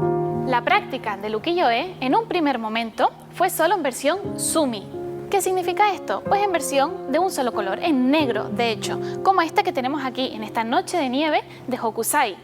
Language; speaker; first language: Spanish; native; Spanish